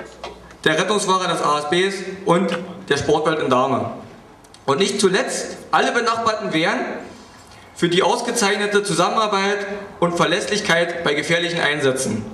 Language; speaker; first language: German; native; German